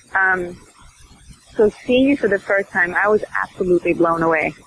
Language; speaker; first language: English; early bilingual, other home language; Swedish